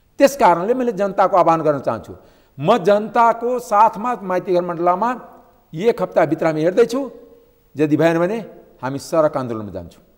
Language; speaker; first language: Nepali; non-native, local second language; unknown